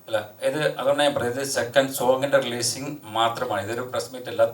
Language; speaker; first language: Malayalam; native; Malayalam